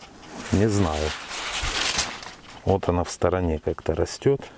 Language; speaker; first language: Russian; native; Russian